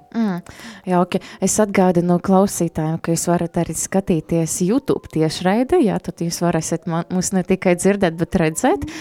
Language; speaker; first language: Latvian; non-native, local second language; Russian